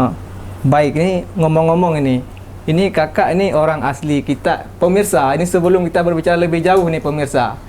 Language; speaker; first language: Indonesian; native; Indonesian